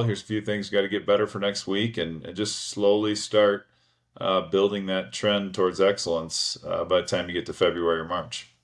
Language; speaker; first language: English; native; English